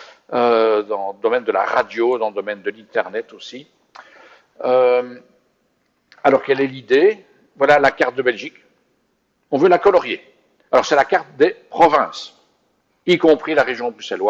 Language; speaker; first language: French; native; French